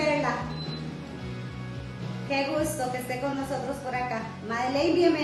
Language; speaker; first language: Spanish; native; Spanish